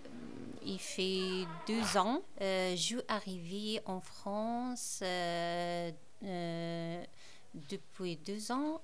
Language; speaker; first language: French; non-native, learner; Arabic